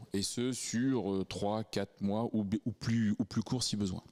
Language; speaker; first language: French; native; French